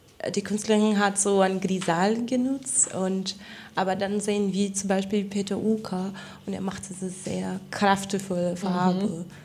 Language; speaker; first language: German; non-native, fluent; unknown